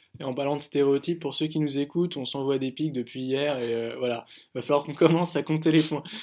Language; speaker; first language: French; native; French